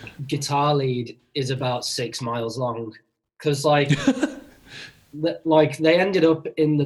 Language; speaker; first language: English; native; English